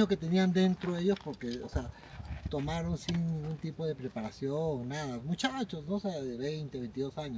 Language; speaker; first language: Spanish; native; Spanish